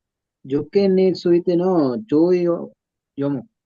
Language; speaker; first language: Japanese; non-native, learner; Sinhala